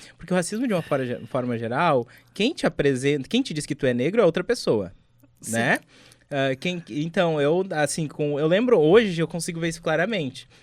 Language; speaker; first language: Portuguese; native; Portuguese